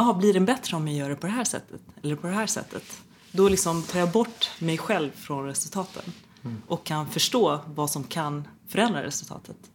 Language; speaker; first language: Swedish; early bilingual, other home language; Persian